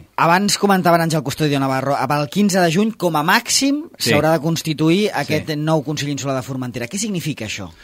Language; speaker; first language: Catalan; native; Catalan